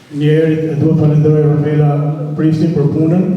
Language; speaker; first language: Albanian; early bilingual, other home language; English